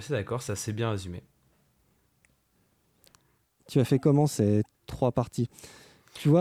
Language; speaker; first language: French; native; French